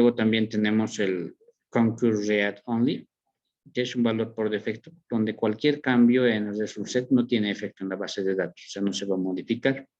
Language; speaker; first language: Spanish; native; Spanish